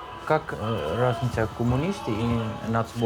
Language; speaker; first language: Russian; non-native, learner; Dutch